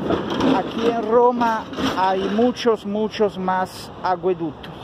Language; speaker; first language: Spanish; non-native, fluent; Italian